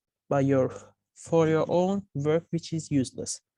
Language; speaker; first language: English; non-native, fluent; Azerbaijani